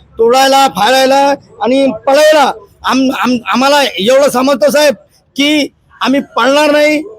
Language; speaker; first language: Marathi; non-native, local second language; Urdu